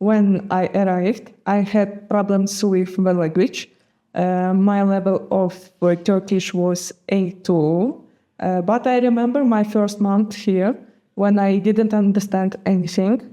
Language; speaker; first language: English; non-native, fluent; Gagauz